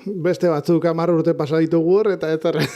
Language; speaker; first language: Basque; native; Basque